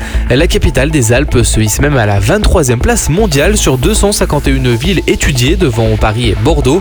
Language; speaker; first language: French; native; French